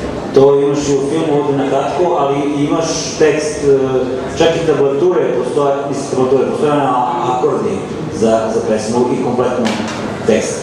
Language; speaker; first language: Serbian; native; Serbian